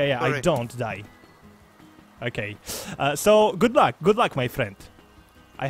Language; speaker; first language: English; non-native, learner; Russian